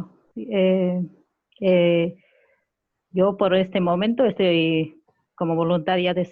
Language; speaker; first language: Spanish; non-native, local second language; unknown